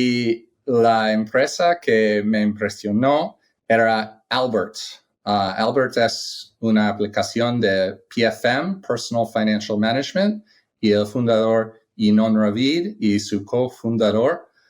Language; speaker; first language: Spanish; non-native, fluent; English